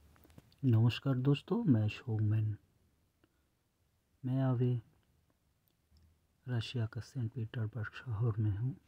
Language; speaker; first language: Hindi; non-native, local second language; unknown